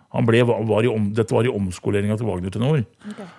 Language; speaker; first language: Norwegian; native; Norwegian